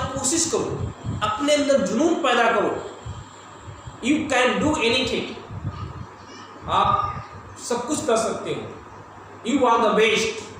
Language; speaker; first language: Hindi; native; Hindi